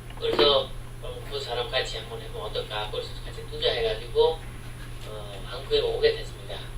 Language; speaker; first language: Korean; non-native, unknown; Bangla